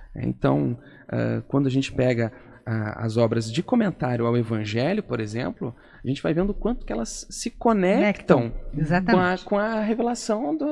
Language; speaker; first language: Portuguese; native; Portuguese